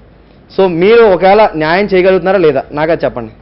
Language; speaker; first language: Telugu; native; Telugu